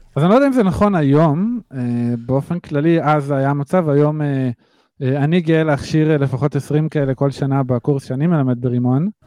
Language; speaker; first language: Hebrew; native; Hebrew